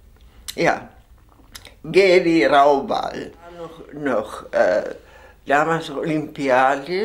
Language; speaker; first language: German; non-native, fluent; Czech